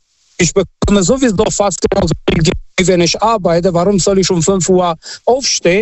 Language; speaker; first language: German; non-native, fluent; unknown